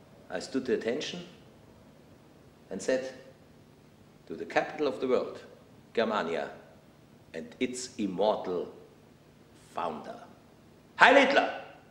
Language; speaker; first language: English; non-native, fluent; German